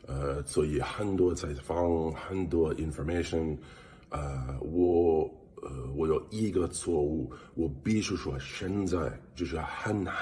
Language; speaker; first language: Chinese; non-native, learner; English